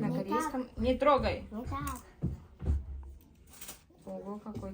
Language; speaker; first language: Russian; non-native, local second language; Kazakh